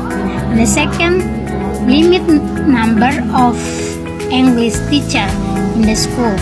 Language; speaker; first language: English; non-native, learner; Indonesian